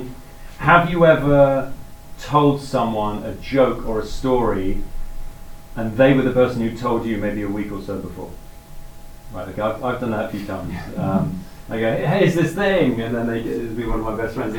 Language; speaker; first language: English; native; English